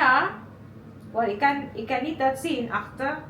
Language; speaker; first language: Dutch; non-native, learner; Cebuano